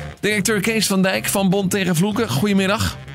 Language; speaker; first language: Dutch; native; Dutch